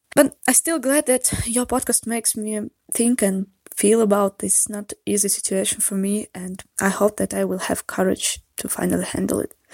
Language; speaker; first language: English; non-native, fluent; Russian